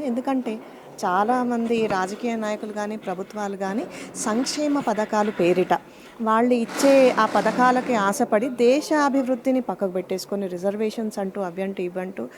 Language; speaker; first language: Telugu; native; Telugu